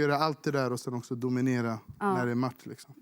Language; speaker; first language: Swedish; native; Swedish